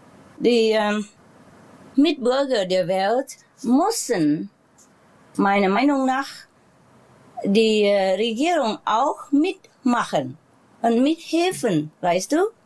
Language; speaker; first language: German; non-native, learner; Vietnamese